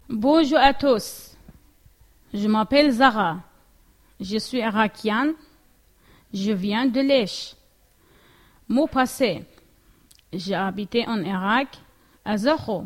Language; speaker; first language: French; non-native, learner; Kurdish